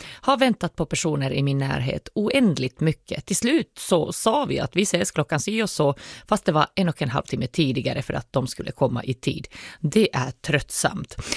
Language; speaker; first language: Swedish; native; Swedish